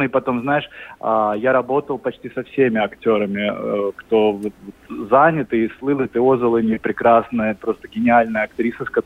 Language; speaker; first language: Russian; native; Russian